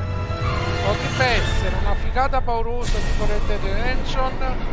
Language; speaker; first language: Italian; native; Italian